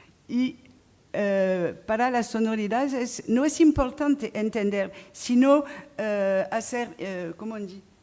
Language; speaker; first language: Spanish; non-native, fluent; French